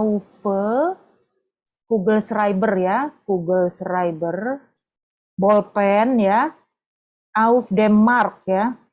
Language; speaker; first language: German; non-native, fluent; Indonesian